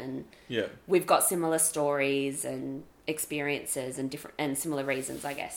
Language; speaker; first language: English; native; English